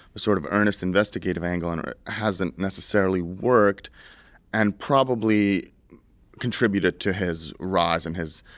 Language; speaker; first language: English; early bilingual, other home language; Russian